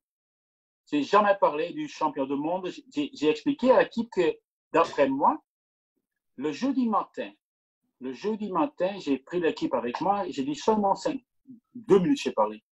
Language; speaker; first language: French; non-native, local second language; Dutch